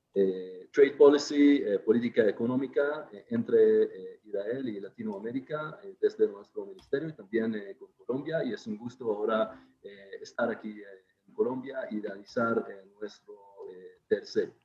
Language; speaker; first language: Spanish; non-native, fluent; Hebrew